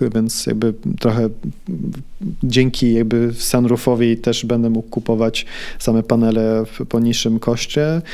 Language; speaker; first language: Polish; early bilingual, heritage; Polish